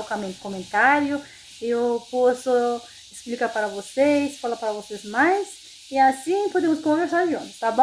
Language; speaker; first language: Portuguese; non-native, fluent; Persian